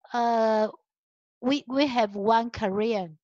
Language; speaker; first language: English; non-native, learner; Chinese